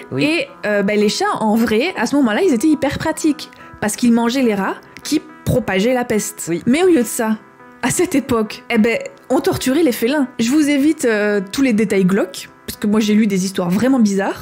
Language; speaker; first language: French; native; French